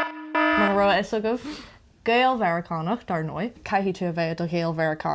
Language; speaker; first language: Irish; non-native, local second language; English